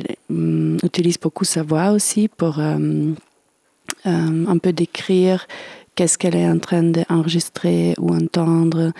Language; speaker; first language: French; non-native, fluent; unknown